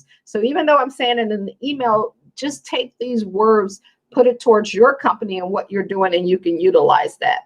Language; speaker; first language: English; native; English